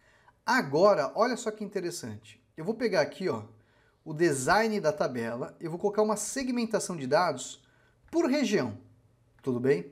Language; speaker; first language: Portuguese; native; Portuguese